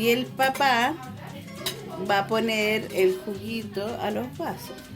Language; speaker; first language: Spanish; non-native, local second language; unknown